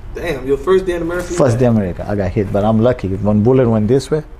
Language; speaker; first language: English; non-native, local second language; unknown